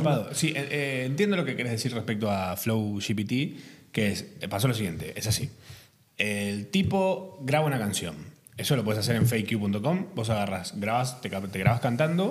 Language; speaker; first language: Spanish; native; Spanish